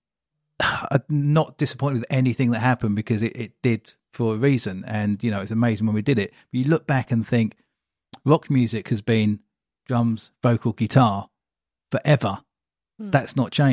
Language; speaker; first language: English; native; English